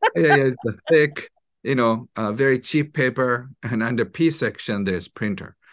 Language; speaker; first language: English; non-native, fluent; Japanese